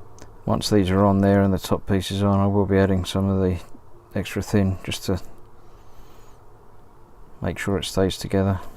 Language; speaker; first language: English; native; English